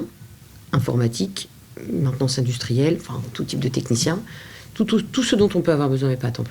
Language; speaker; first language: French; native; French